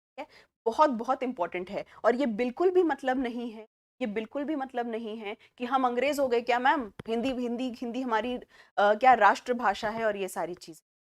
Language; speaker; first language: Hindi; native; Hindi